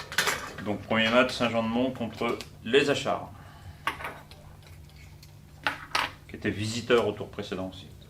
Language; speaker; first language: French; native; French